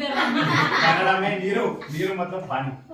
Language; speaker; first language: Hindi; non-native, local second language; Kannada